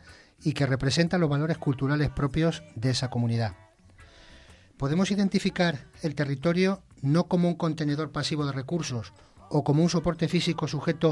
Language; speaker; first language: Spanish; native; Spanish